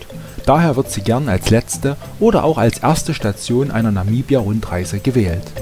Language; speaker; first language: German; native; German